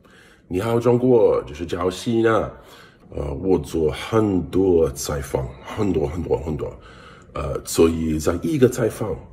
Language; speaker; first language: Chinese; non-native, learner; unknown